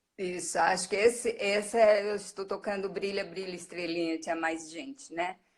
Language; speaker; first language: Portuguese; early bilingual, other home language; Japanese